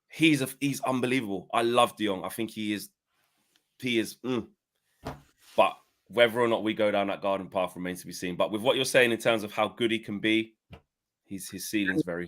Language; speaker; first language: English; native; English